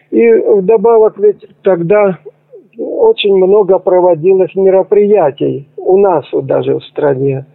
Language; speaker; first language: Russian; native; Russian